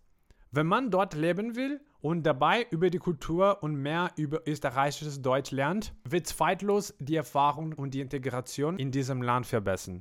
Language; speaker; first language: German; non-native, fluent; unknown